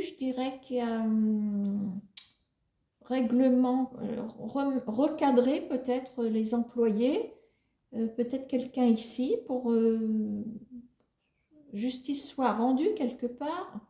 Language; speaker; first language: French; native; French